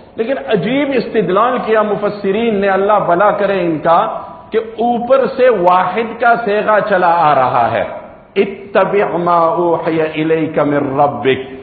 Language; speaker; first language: Urdu; non-native, local second language; Gujarati